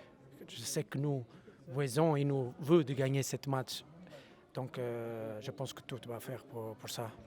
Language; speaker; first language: French; non-native, learner; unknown